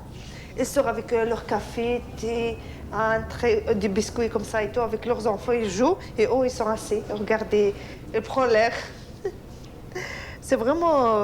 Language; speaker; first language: French; non-native, learner; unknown